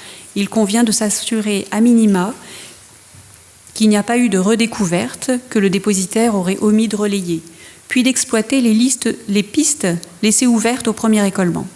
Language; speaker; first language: French; native; French